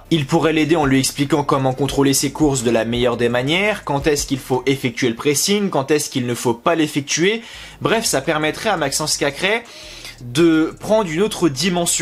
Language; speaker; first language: French; native; French